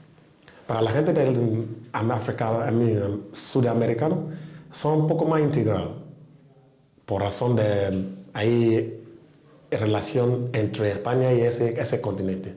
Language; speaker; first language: Spanish; non-native, learner; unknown